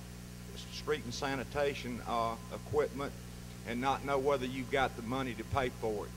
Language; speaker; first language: English; native; English